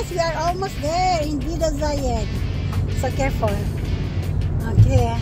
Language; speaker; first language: English; non-native, learner; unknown